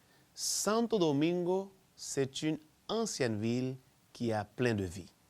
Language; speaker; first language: French; non-native, fluent; Spanish